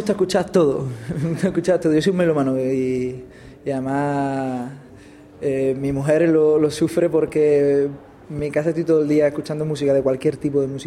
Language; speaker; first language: Spanish; native; Spanish